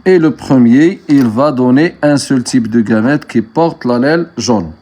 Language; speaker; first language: French; non-native, local second language; Arabic